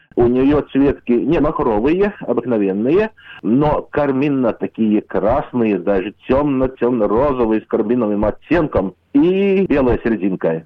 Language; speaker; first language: Russian; non-native, local second language; Latvian